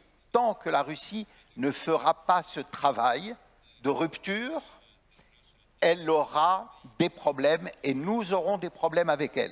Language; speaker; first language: French; native; French